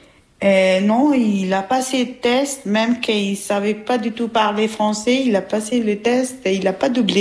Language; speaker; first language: French; non-native, learner; Albanian